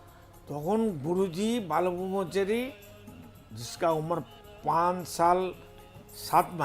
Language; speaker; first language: Hindi; non-native, local second language; Bangla